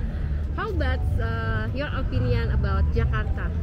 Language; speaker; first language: English; non-native, learner; Indonesian